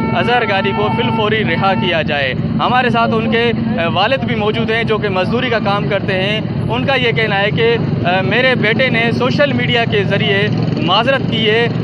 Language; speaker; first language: Urdu; non-native, local second language; Sindhi